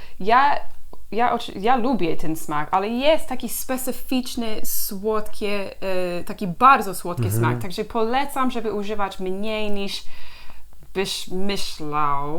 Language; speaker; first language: Polish; non-native, learner; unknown